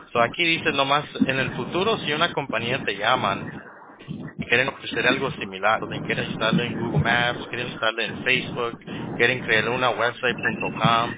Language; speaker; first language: Spanish; early bilingual, heritage; Spanish